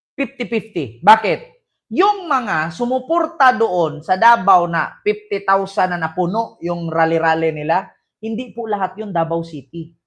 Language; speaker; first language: Filipino; non-native, local second language; Cebuano